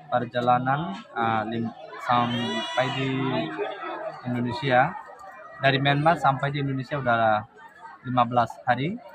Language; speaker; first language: Indonesian; non-native, learner; Rohingya